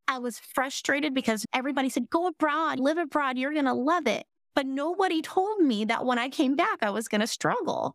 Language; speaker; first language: English; native; English